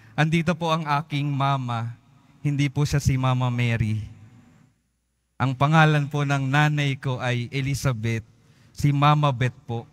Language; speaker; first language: Filipino; native; Filipino